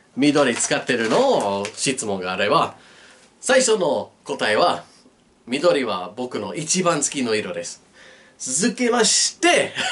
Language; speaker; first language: Japanese; non-native, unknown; English